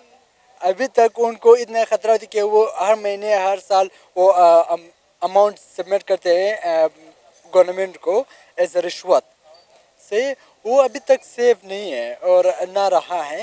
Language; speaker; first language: Hindi; non-native, local second language; Pashto